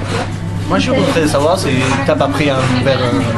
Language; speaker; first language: French; non-native, learner; Spanish